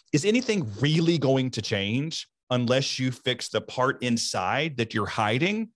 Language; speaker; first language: English; native; English